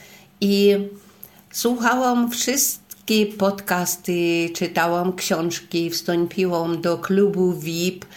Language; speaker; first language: Polish; non-native, learner; Russian